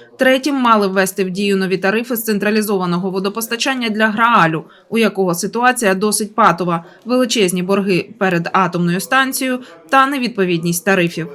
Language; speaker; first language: Ukrainian; native; Ukrainian